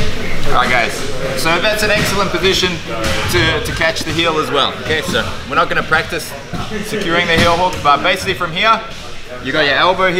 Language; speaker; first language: English; native; English